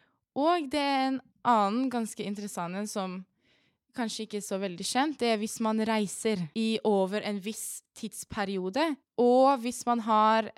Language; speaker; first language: Norwegian; early bilingual, other home language; Persian